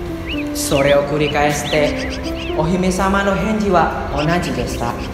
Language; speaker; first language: Japanese; non-native, learner; Indonesian